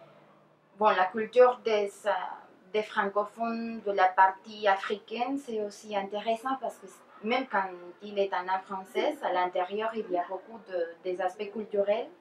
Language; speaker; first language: French; non-native, fluent; Spanish